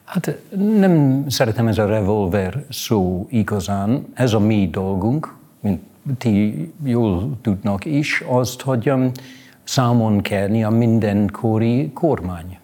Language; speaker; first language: Hungarian; non-native, fluent; English